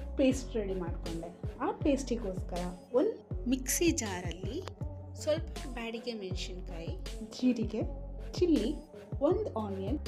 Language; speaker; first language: Kannada; non-native, local second language; Kodava